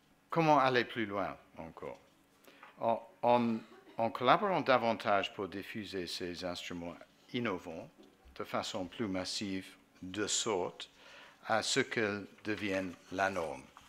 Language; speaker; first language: French; non-native, fluent; English